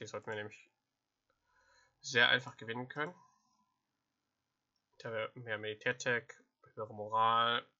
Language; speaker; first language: German; native; German